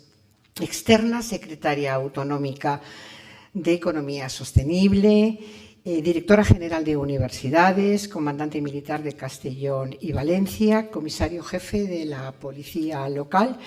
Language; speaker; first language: Spanish; native; Spanish